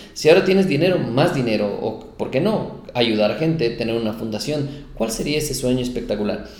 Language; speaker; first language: Spanish; native; Spanish